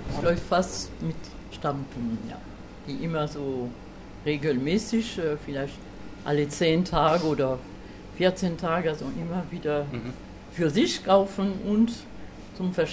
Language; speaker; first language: German; non-native, fluent; French